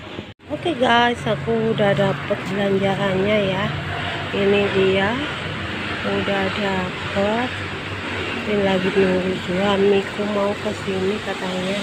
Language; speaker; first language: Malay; non-native, local second language; Javanese